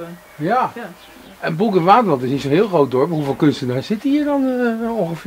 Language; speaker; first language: Dutch; native; Dutch